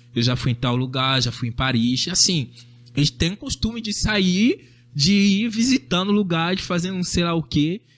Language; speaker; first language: Portuguese; non-native, fluent; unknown